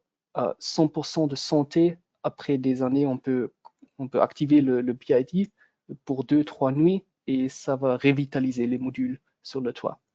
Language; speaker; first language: French; non-native, local second language; German